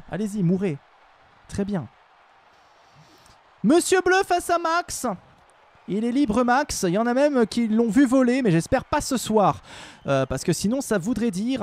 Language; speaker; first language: French; native; French